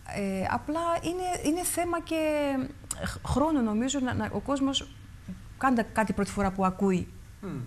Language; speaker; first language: Greek; early bilingual, heritage; Greek